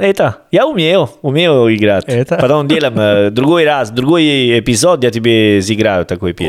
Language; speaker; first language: Russian; non-native, learner; Italian